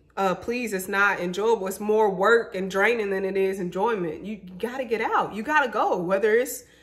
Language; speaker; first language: English; native; English